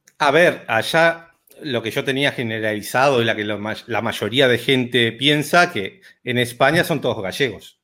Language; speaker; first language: Spanish; native; Spanish